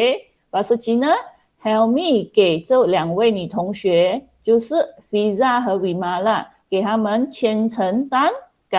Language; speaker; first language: Chinese; non-native, local second language; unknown